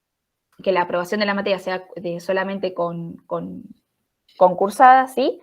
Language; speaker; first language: Spanish; native; Spanish